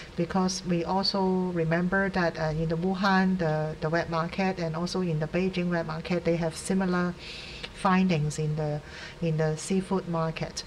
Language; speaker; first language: English; non-native, local second language; Cantonese